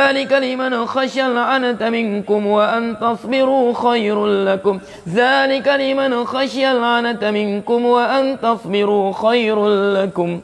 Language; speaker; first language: Arabic; non-native, fluent; Malay